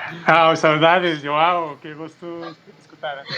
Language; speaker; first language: Portuguese; non-native, fluent; Spanish